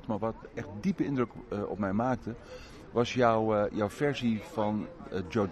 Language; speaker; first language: Dutch; native; Dutch